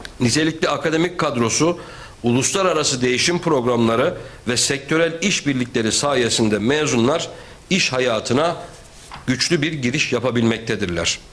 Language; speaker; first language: Turkish; native; Turkish